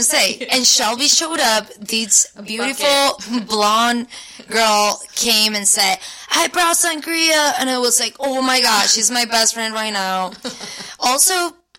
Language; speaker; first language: English; non-native, fluent; Spanish